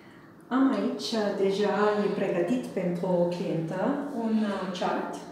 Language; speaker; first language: Romanian; non-native, fluent; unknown